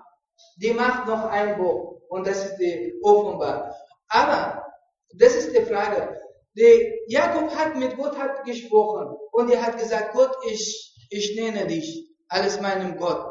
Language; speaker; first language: German; non-native, learner; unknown